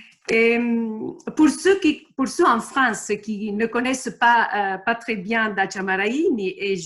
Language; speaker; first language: French; non-native, fluent; Italian